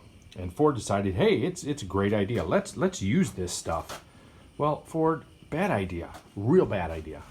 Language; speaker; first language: English; native; English